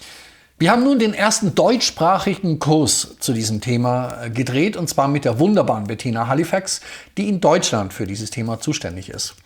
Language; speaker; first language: German; native; German